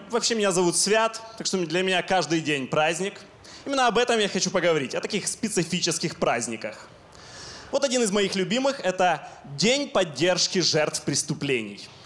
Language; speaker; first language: Russian; non-native, local second language; Ukrainian